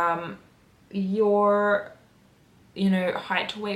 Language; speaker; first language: English; native; English